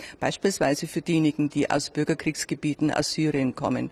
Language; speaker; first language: German; native; German